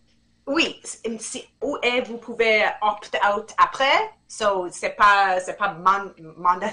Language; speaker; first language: French; non-native, fluent; English